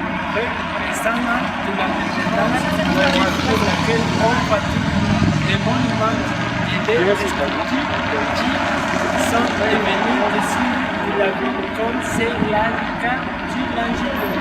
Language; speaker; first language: French; non-native, learner; Spanish